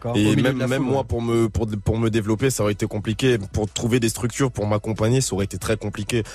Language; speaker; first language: French; native; French